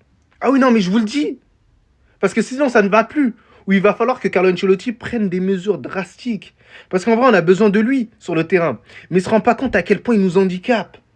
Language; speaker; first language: French; native; French